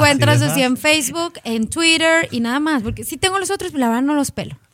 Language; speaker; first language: Spanish; native; Spanish